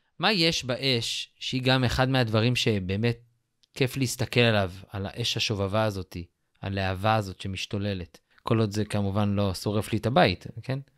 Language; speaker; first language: Hebrew; native; Hebrew